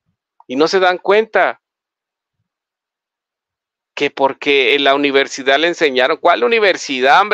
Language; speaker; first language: Spanish; native; Spanish